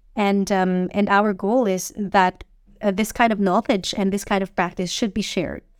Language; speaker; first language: English; non-native, local second language; Filipino